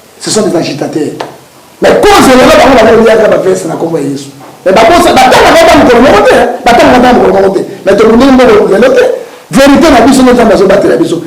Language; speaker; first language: Lingala; native; Lingala